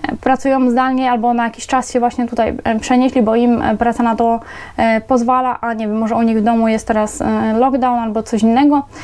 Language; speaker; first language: Polish; native; Polish